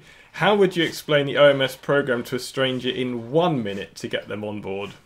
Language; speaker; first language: English; native; English